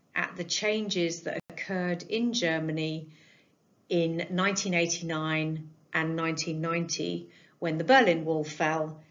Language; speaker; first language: English; native; English